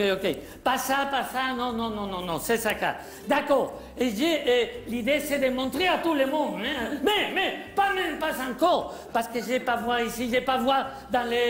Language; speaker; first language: French; non-native, learner; Spanish